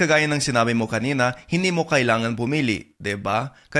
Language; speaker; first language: Filipino; non-native, fluent; English